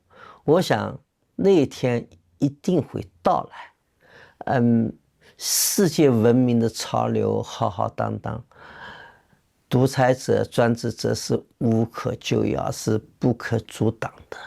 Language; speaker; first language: Chinese; native; Chinese